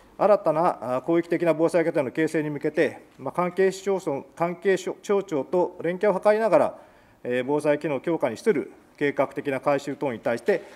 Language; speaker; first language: Japanese; native; Japanese